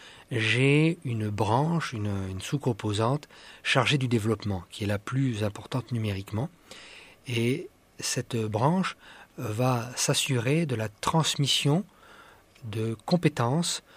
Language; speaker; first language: French; native; French